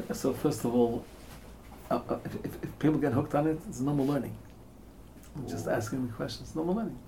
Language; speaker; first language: English; native; English